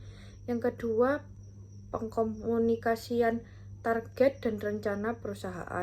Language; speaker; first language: Indonesian; native; Indonesian